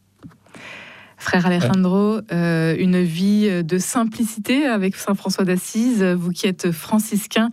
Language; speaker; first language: French; native; French